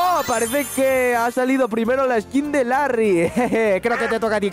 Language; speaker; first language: Spanish; native; Spanish